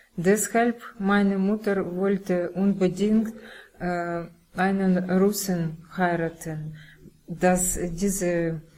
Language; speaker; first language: German; non-native, fluent; Russian